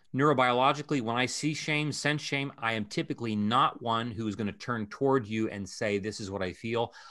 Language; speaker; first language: English; native; English